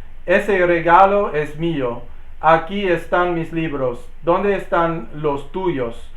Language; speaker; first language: Spanish; non-native, learner; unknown